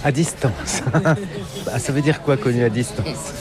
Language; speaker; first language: French; native; French